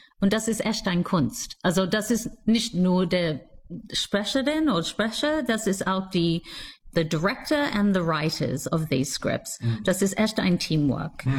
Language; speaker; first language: German; non-native, fluent; English